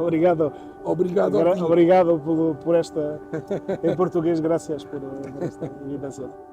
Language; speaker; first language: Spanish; non-native, learner; Portuguese